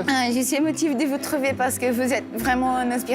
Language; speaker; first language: French; non-native, learner; Portuguese